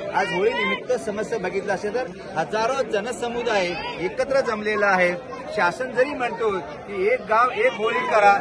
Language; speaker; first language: Marathi; non-native, local second language; Lambadi